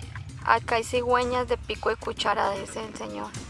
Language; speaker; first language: Spanish; native; Spanish